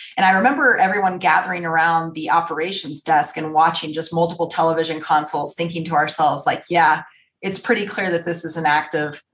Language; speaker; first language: English; native; English